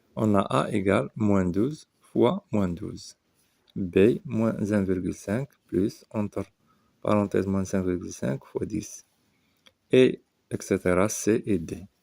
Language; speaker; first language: French; non-native, local second language; Arabic